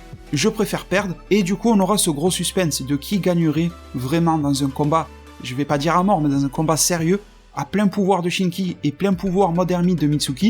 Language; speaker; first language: French; native; French